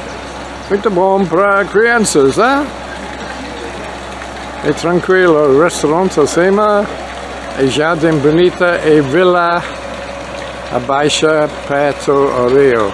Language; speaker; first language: Portuguese; non-native, learner; English